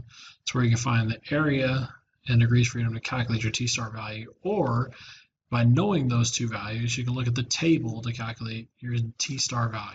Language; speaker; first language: English; native; English